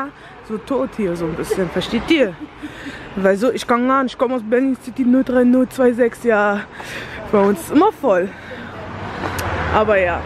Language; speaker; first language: German; early bilingual, other home language; Lingala